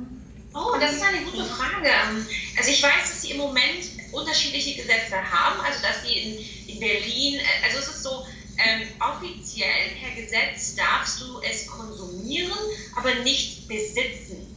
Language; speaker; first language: German; native; German